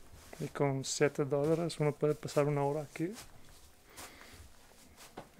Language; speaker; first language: Spanish; non-native, fluent; Portuguese